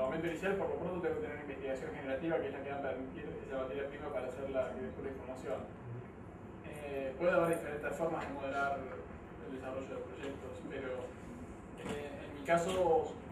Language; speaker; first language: Spanish; native; Spanish